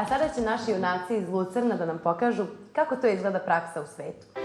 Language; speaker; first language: Bosnian; native; Bosnian